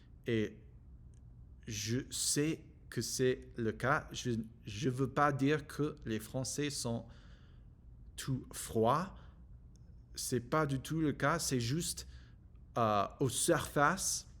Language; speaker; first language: French; non-native, learner; English